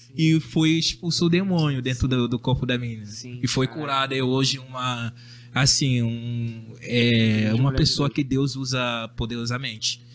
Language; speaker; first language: Portuguese; non-native, fluent; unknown